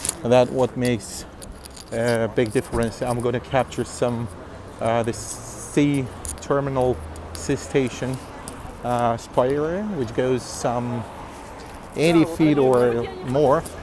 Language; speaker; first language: English; non-native, fluent; Russian